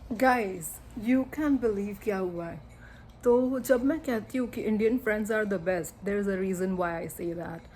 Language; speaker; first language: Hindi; non-native, local second language; Bangla